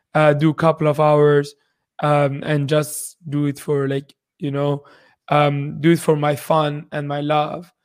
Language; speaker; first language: English; non-native, fluent; Persian